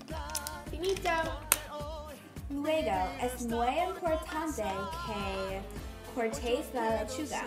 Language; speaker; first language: Spanish; non-native, learner; English